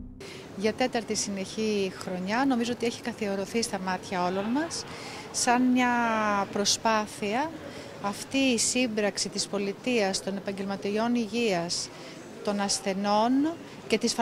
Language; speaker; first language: Greek; native; Greek